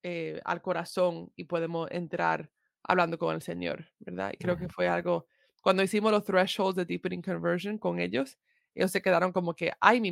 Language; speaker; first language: Spanish; early bilingual, heritage; Spanish